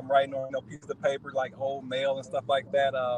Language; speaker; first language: English; native; English